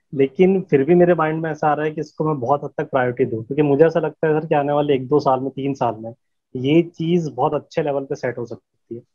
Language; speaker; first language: Hindi; native; Hindi